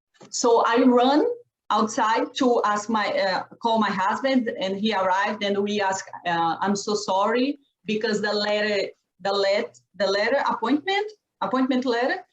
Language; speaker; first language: English; non-native, learner; Portuguese